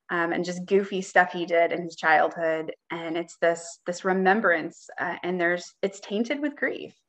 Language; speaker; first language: English; native; English